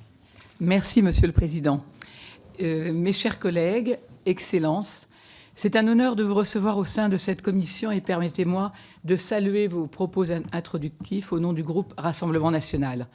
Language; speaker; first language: French; native; French